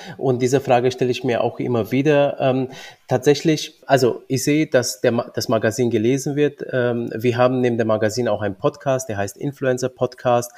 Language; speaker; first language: German; early bilingual, other home language; Romanian